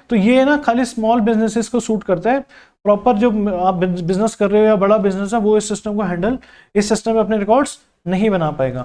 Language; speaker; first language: Hindi; native; Hindi